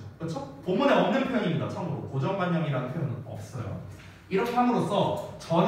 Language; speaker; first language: Korean; native; Korean